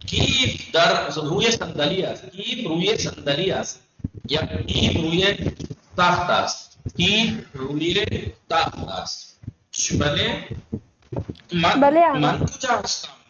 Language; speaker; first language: Persian; non-native, fluent; Urdu